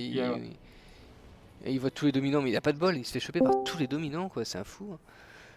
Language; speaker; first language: French; native; French